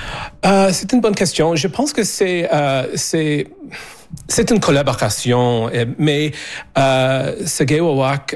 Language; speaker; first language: French; non-native, learner; English